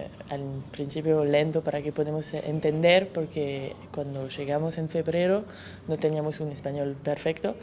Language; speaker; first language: Spanish; non-native, fluent; French